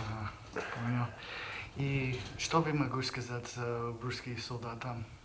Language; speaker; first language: Russian; non-native, learner; English